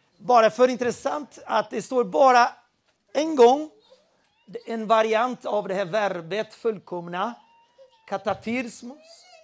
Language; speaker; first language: Swedish; non-native, fluent; Spanish